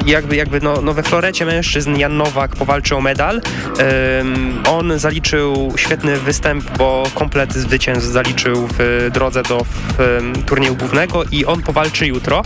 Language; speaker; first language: Polish; native; Polish